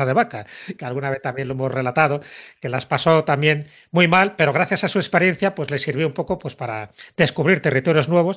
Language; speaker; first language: Spanish; native; Spanish